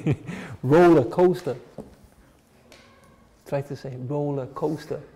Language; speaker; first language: English; native; English